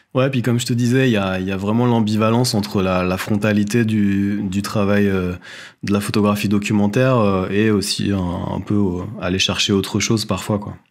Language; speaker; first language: French; native; French